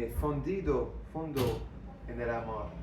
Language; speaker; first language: Spanish; non-native, learner; French